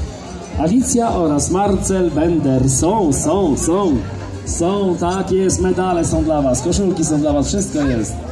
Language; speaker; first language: Polish; native; Polish